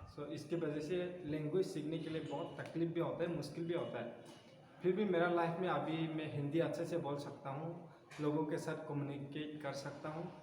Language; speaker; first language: Hindi; non-native, local second language; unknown